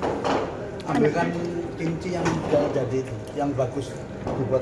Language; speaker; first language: Indonesian; native; Indonesian